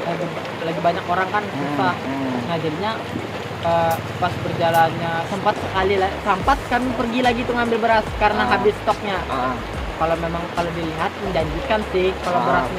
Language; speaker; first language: Indonesian; native; Indonesian